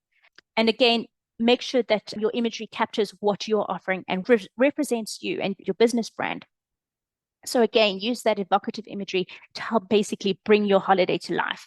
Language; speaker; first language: English; native; English